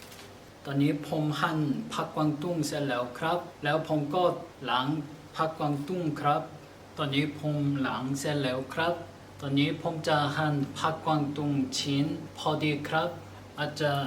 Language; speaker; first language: Thai; non-native, learner; Korean